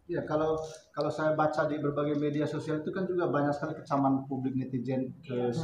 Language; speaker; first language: Indonesian; native; Indonesian